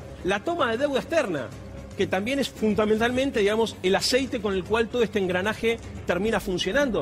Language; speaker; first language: Spanish; native; Spanish